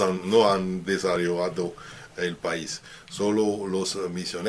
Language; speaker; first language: Spanish; non-native, learner; French